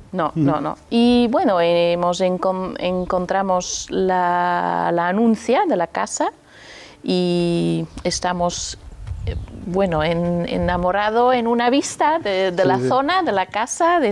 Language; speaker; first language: Spanish; non-native, learner; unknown